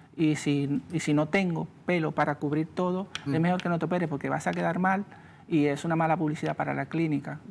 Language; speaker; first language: Spanish; native; Spanish